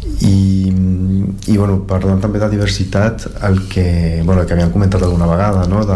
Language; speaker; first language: Catalan; non-native, fluent; Spanish